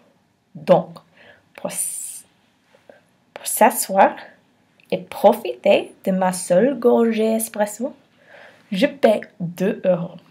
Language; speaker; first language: French; non-native, learner; English